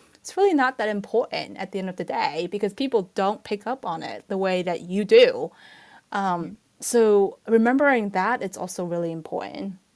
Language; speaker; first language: English; non-native, fluent; Chinese